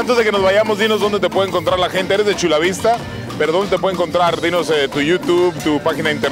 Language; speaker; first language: Spanish; native; Spanish